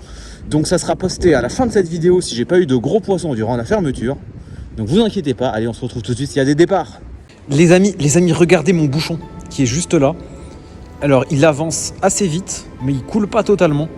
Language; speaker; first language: French; native; French